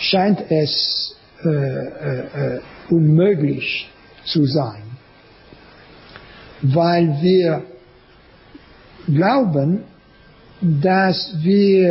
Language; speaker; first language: German; non-native, learner; French